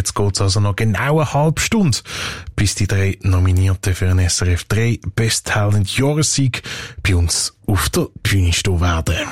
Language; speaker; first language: German; native; German